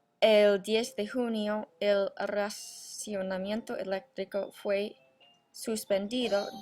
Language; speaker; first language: Spanish; non-native, fluent; English